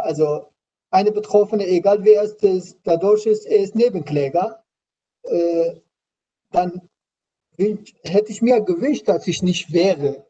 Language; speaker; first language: German; non-native, learner; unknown